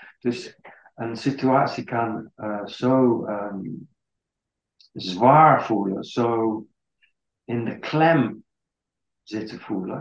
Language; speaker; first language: Dutch; non-native, fluent; English